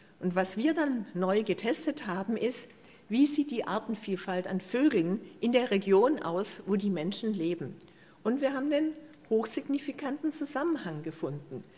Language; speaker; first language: German; native; German